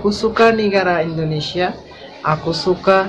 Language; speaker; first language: Indonesian; non-native, learner; Bangla